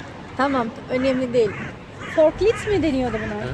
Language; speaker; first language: Turkish; native; Turkish